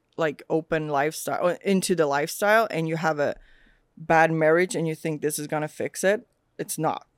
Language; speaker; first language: English; early bilingual, other home language; Swedish